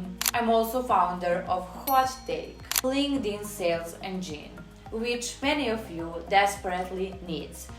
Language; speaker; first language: English; non-native, fluent; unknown